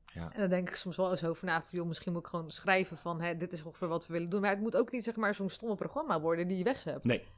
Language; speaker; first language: Dutch; early bilingual, other home language; Armenian